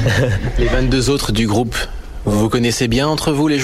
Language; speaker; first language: French; native; French